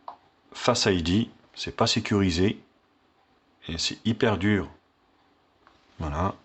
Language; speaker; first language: French; native; French